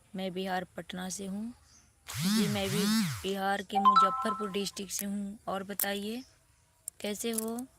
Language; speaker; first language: Hindi; native; Hindi